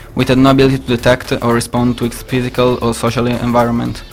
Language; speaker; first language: English; non-native, learner; Italian